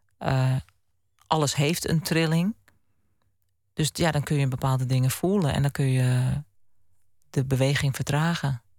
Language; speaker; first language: Dutch; native; Dutch